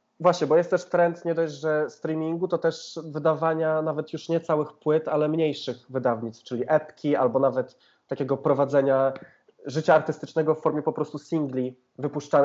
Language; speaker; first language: Polish; native; Polish